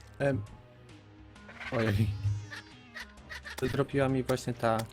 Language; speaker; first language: Polish; native; Polish